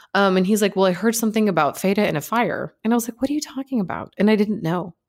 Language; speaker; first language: English; native; English